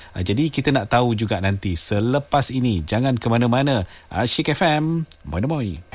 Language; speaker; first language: Malay; non-native, local second language; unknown